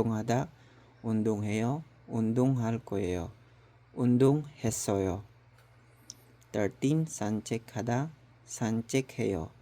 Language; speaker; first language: Korean; non-native, learner; Filipino